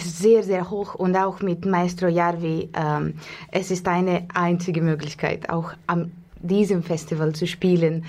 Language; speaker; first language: German; non-native, learner; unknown